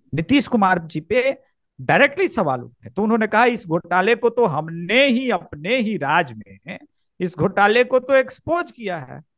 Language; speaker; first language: Hindi; native; Hindi